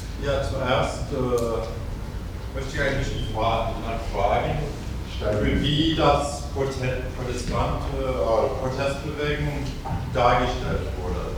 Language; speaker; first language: German; non-native, fluent; English